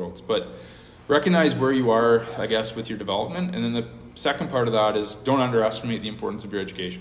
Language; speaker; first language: English; native; English